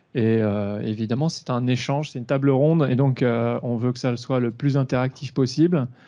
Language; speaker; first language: French; native; French